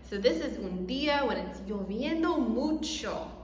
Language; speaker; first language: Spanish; non-native, fluent; English